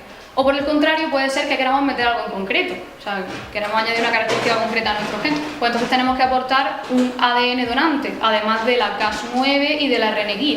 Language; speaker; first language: Spanish; native; Spanish